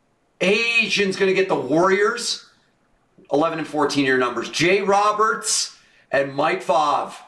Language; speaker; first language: English; native; English